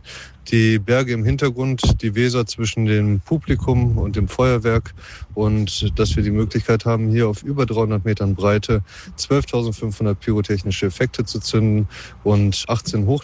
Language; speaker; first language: German; native; German